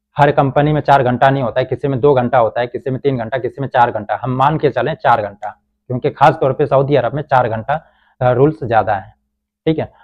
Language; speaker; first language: Hindi; native; Hindi